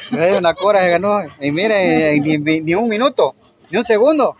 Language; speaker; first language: Spanish; native; Spanish